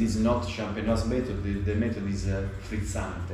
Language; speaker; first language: English; non-native, learner; Italian